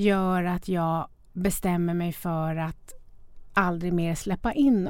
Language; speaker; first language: Swedish; native; Swedish